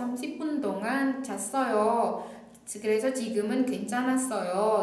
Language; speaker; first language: Korean; non-native, fluent; Indonesian